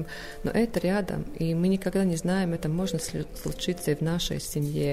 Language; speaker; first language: Russian; non-native, local second language; Latvian